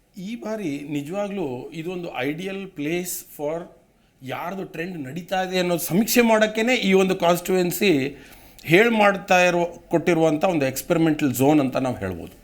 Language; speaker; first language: Kannada; native; Kannada